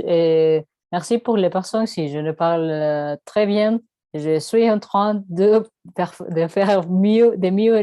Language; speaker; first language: French; non-native, learner; Spanish